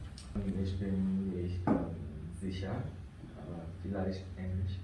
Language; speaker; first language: German; non-native, learner; Hausa